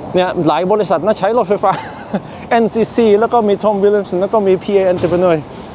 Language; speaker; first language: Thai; native; Thai